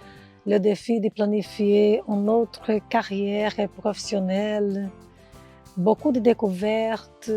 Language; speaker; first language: French; non-native, fluent; Portuguese